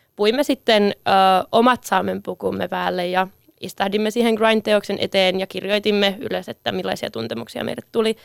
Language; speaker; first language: Finnish; native; Finnish